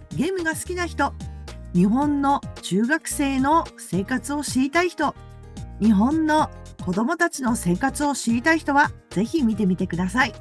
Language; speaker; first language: Japanese; native; Japanese